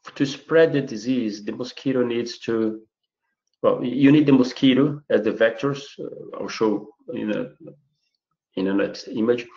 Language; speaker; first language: English; non-native, fluent; Portuguese